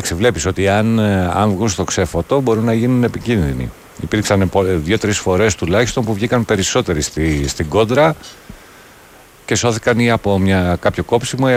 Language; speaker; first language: Greek; native; Greek